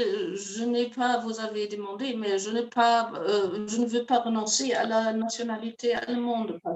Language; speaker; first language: French; non-native, fluent; German